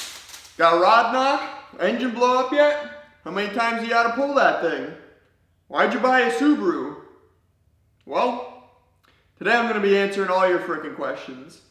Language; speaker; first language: English; native; English